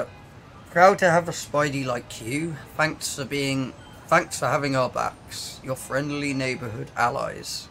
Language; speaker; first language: English; native; English